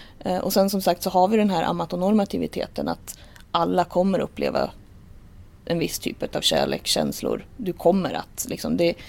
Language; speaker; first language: Swedish; native; Swedish